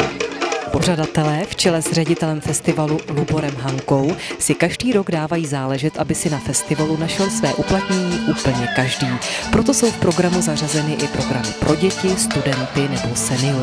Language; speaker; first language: Czech; native; Czech